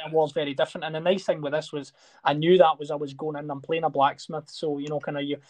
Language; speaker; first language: English; native; English